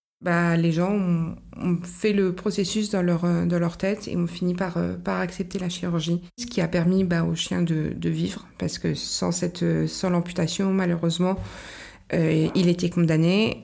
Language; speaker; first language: French; native; French